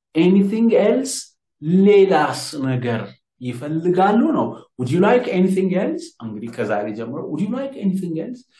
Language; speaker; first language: English; non-native, fluent; Amharic